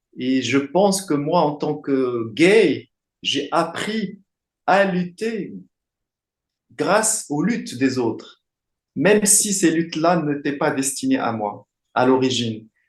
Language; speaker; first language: French; non-native, local second language; Arabic